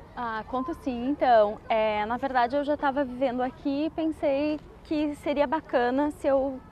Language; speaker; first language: Portuguese; native; Portuguese